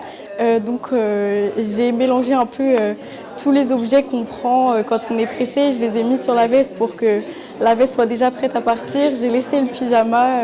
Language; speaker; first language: French; native; French